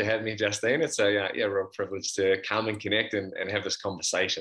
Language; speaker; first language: English; native; English